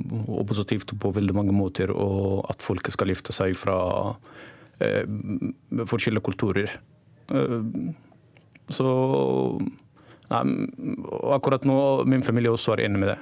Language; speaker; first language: Norwegian; non-native, learner; Arabic